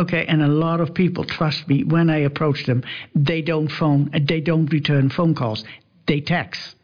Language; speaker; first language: English; non-native, fluent; Dutch